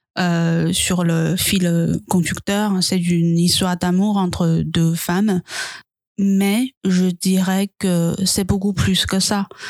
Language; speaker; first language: French; non-native, fluent; Chinese